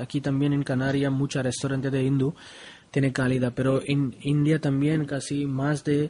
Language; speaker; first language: Spanish; non-native, learner; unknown